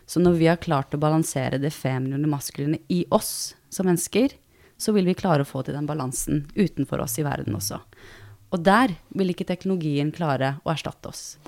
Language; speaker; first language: Norwegian; early bilingual, other home language; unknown